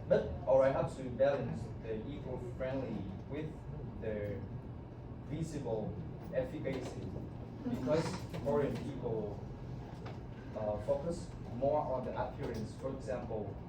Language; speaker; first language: English; non-native, learner; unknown